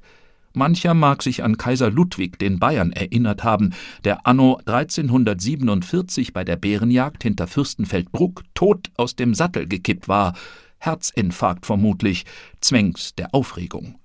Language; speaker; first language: German; native; German